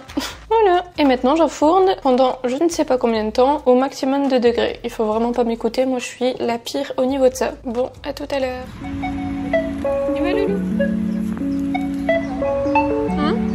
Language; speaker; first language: French; native; French